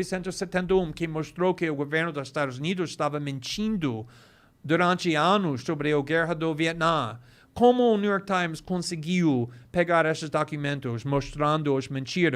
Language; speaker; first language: Portuguese; non-native, fluent; English